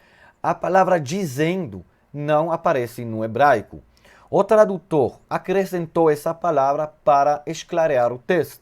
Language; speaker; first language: Portuguese; non-native, fluent; Hebrew